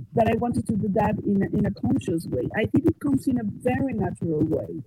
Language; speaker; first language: English; non-native, fluent; Spanish